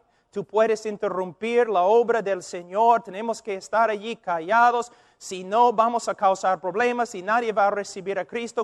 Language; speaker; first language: Spanish; non-native, fluent; English